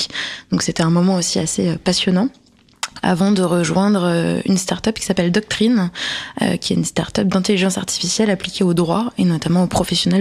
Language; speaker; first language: French; native; French